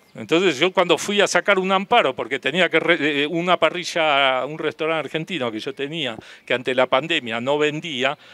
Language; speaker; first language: Spanish; native; Spanish